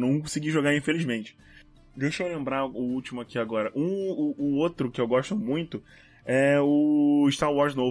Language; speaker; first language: Portuguese; native; Portuguese